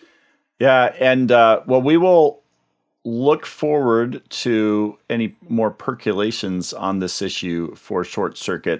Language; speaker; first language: English; native; English